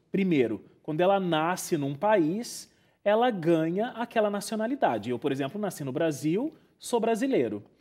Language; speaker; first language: Portuguese; native; Portuguese